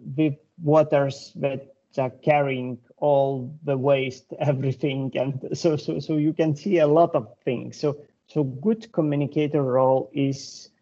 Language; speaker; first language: English; non-native, fluent; Lithuanian